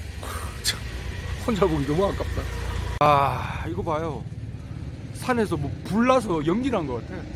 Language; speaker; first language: Korean; native; Korean